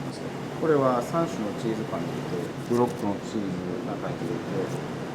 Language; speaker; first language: Japanese; native; Japanese